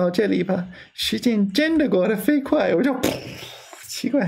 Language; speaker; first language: Chinese; non-native, learner; English